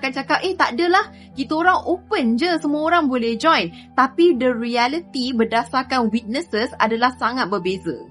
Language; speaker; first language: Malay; native; Malay